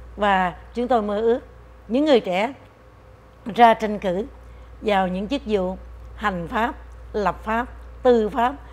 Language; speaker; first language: Vietnamese; native; Vietnamese